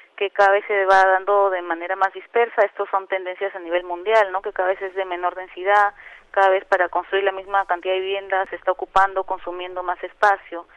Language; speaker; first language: Spanish; native; Spanish